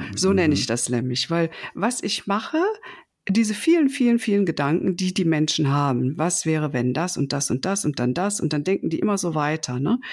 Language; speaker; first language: German; native; German